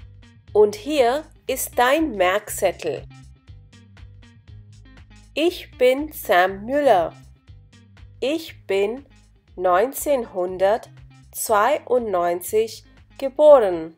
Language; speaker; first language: German; non-native, fluent; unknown